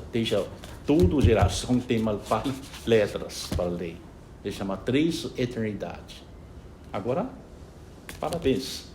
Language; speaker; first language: Portuguese; non-native, fluent; Chinese